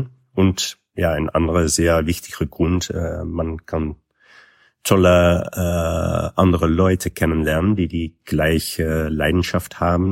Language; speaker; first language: German; non-native, fluent; Dutch